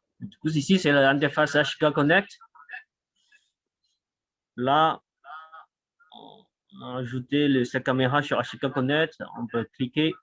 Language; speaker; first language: French; non-native, fluent; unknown